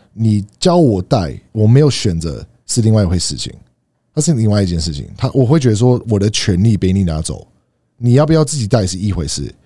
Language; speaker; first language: Chinese; non-native, fluent; English